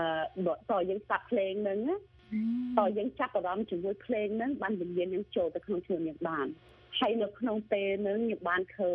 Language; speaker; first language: Khmer; early bilingual, heritage; Khmer